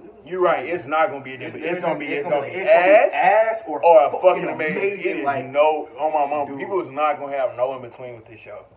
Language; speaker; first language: English; native; English